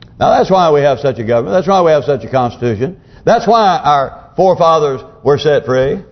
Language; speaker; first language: English; native; English